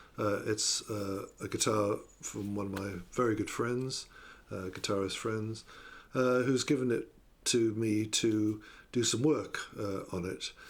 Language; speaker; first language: English; native; English